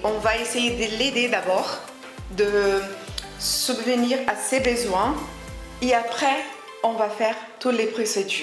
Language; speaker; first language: French; non-native, fluent; Portuguese